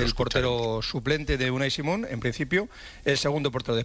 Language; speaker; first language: Spanish; native; Spanish